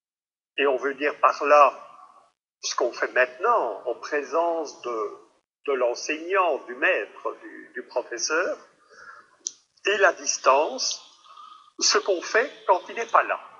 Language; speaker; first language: French; native; French